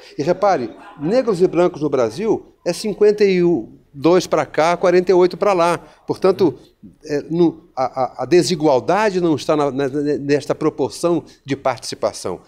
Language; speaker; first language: Portuguese; native; Portuguese